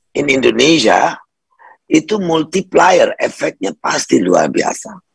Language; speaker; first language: English; non-native, fluent; Indonesian